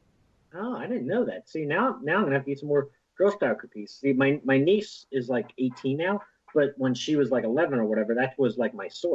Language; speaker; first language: English; native; English